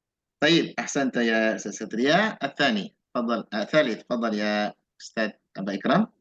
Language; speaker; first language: Arabic; non-native, fluent; Indonesian